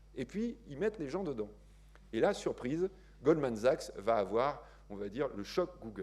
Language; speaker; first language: French; native; French